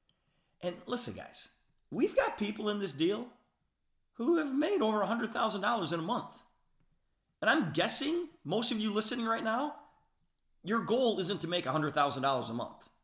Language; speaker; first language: English; native; English